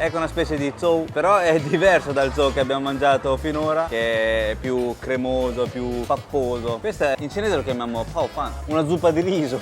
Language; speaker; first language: Italian; early bilingual, other home language; Chinese